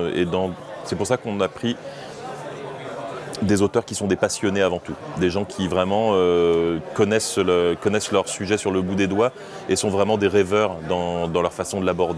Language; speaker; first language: French; native; French